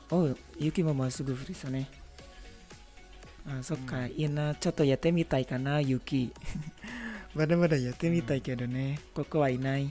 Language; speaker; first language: Japanese; non-native, learner; Indonesian